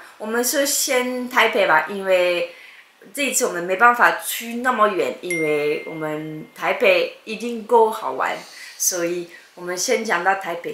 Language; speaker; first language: Chinese; non-native, fluent; French